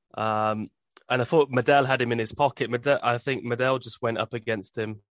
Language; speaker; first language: English; native; English